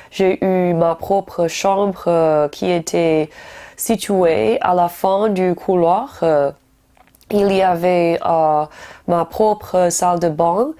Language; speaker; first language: French; non-native, learner; Chinese